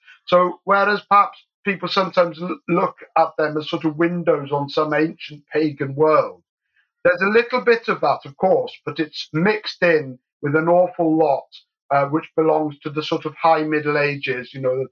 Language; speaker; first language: English; native; English